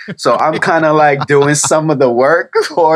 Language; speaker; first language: English; early bilingual, other home language; French